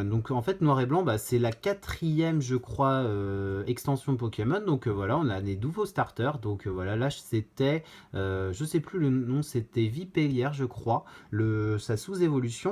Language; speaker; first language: French; native; French